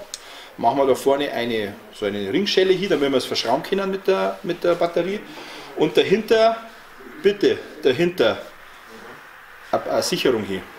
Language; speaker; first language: German; native; German